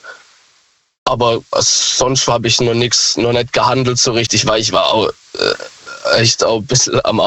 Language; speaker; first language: German; native; German